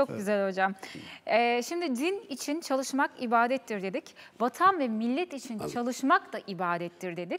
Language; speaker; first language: Turkish; native; Turkish